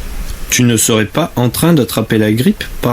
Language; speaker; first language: French; native; French